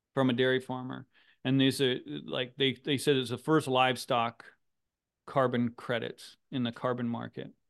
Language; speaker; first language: English; native; English